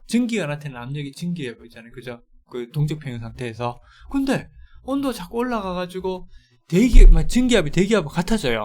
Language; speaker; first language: Korean; native; Korean